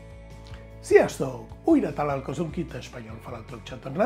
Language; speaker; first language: Hungarian; non-native, fluent; Spanish